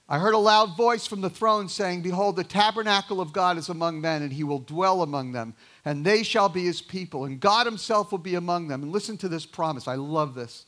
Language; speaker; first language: English; native; English